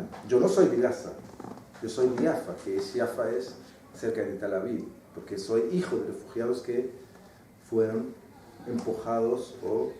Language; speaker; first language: Spanish; non-native, fluent; Arabic